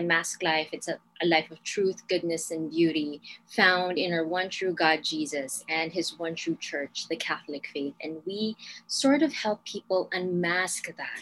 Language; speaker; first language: English; non-native, local second language; Filipino